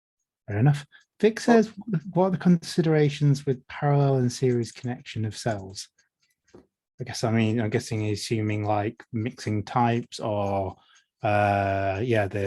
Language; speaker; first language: English; native; English